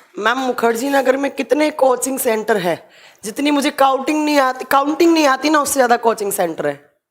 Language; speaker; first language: Hindi; native; Hindi